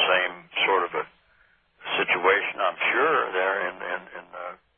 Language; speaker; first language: English; native; English